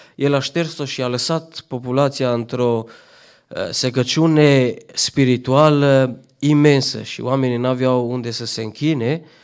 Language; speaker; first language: Romanian; non-native, fluent; Albanian